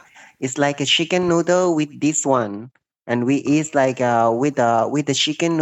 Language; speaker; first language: English; non-native, learner; Thai